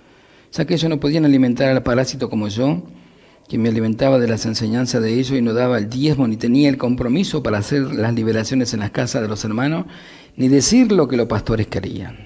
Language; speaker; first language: Spanish; native; Spanish